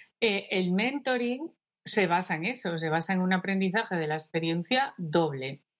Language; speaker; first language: Spanish; native; Spanish